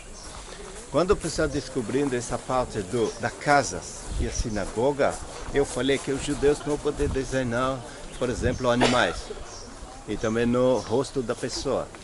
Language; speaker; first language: Portuguese; non-native, fluent; Hebrew